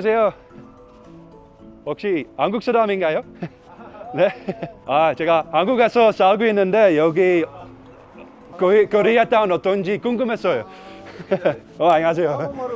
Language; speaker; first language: Korean; non-native, fluent; Dutch